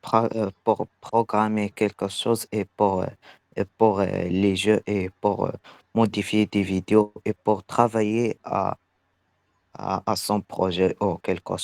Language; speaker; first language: French; non-native, learner; Arabic